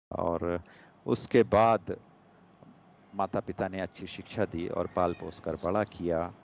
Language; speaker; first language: Hindi; non-native, local second language; Gujarati